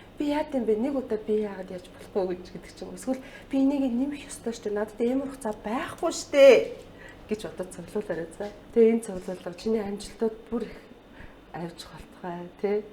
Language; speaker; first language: Mongolian; native; Mongolian